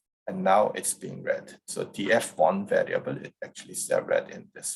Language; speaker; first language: English; non-native, fluent; Korean